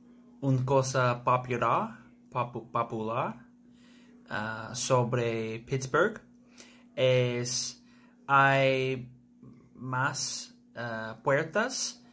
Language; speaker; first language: Spanish; non-native, learner; English